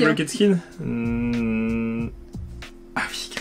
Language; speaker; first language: French; native; French